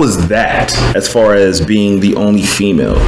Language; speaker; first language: English; native; English